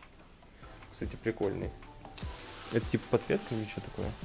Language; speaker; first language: Russian; native; Russian